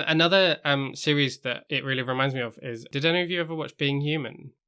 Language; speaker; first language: English; native; English